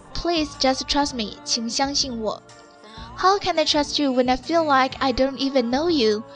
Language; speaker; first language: English; non-native, fluent; Chinese